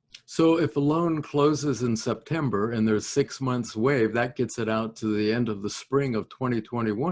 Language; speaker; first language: English; native; English